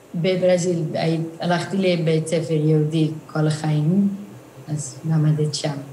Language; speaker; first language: Hebrew; non-native, learner; Portuguese